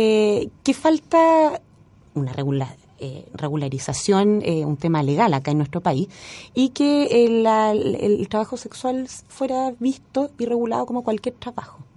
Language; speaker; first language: Spanish; native; Spanish